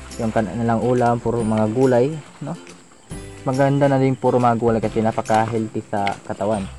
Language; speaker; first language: Filipino; non-native, local second language; Cebuano